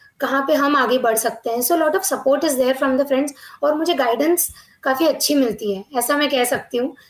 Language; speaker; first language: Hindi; non-native, local second language; Marathi